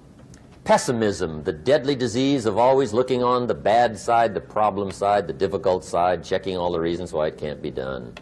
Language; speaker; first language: English; native; English